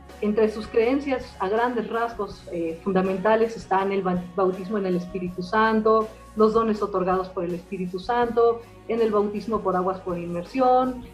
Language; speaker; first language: Spanish; native; Spanish